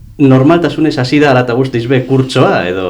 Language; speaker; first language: Basque; native; Basque